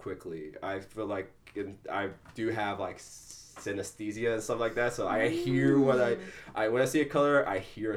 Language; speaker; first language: English; early bilingual, other home language; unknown